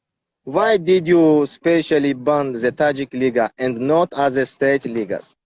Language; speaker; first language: English; non-native, learner; Tajik